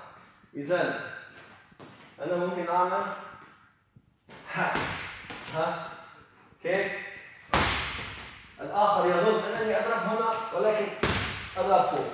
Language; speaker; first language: Arabic; non-native, learner; Polish